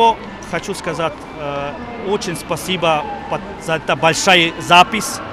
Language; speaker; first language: Russian; non-native, learner; Serbian